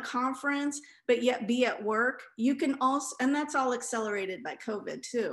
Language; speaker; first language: English; non-native, local second language; Punjabi